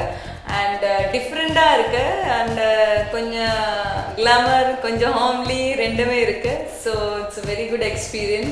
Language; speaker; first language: Tamil; non-native, learner; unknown